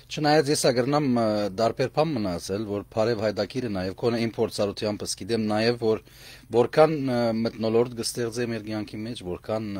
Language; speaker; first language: Armenian; native; Armenian